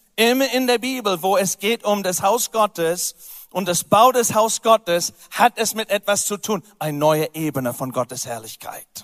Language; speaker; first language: German; non-native, fluent; English